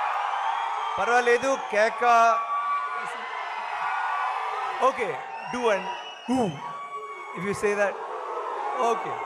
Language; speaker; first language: Telugu; non-native, fluent; Tamil